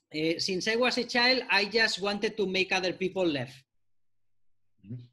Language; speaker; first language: English; non-native, fluent; Spanish